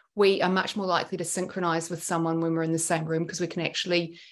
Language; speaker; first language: English; native; English